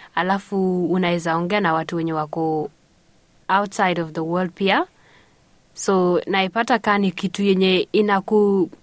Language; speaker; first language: Swahili; early bilingual, heritage; Swahili